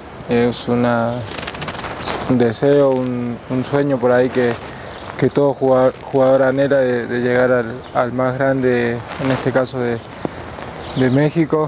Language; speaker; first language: Spanish; native; Spanish